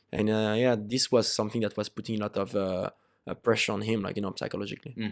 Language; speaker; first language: English; non-native, fluent; French